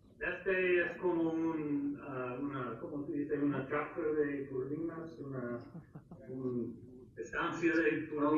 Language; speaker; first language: Spanish; non-native, fluent; English